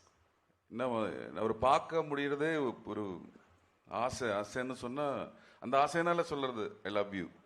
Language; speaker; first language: Tamil; non-native, learner; Malayalam